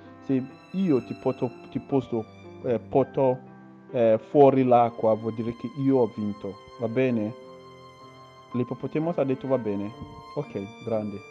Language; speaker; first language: Italian; non-native, learner; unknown